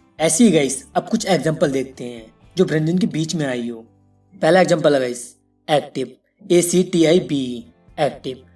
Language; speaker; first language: Hindi; native; Hindi